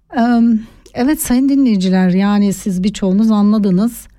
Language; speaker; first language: German; non-native, learner; Turkish